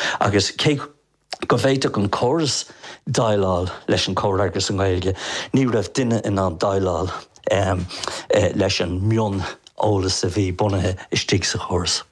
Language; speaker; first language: Irish; non-native, local second language; English